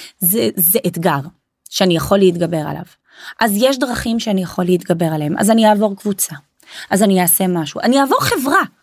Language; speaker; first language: Hebrew; non-native, local second language; Arabic